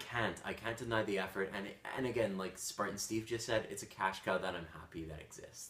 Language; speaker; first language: English; native; English